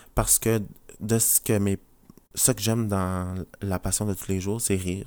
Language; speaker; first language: French; native; French